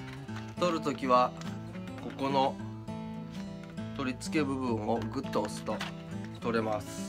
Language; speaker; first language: Japanese; native; Japanese